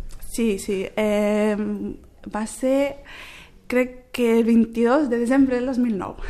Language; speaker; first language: Catalan; early bilingual, other home language; Arabic